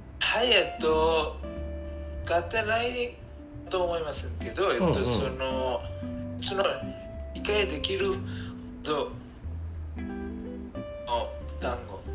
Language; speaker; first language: Japanese; non-native, learner; Bangla